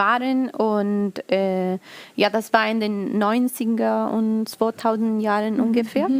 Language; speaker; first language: German; non-native, learner; Spanish